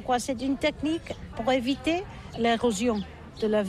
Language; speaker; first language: French; non-native, local second language; Catalan